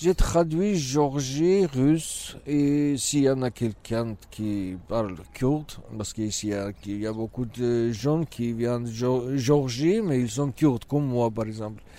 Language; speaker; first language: French; non-native, learner; Kurdish